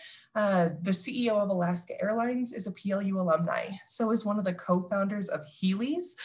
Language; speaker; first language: English; native; English